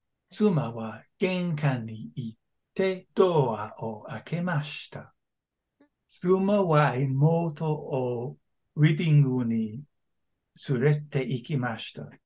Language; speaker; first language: Japanese; non-native, learner; English